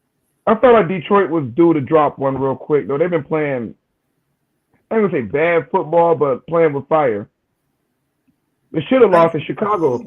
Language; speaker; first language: English; native; English